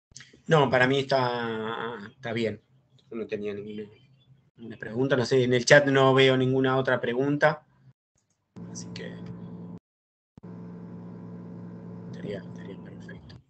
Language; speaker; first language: Spanish; native; Spanish